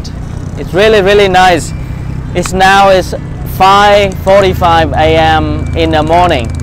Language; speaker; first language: English; non-native, fluent; Vietnamese